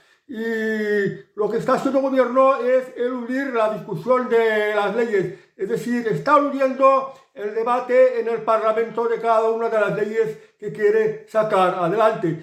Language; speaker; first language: Spanish; native; Spanish